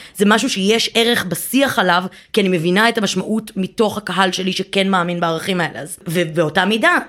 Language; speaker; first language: Hebrew; native; Hebrew